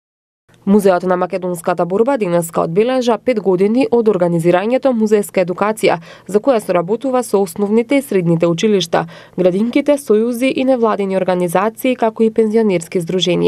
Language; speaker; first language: Macedonian; native; Macedonian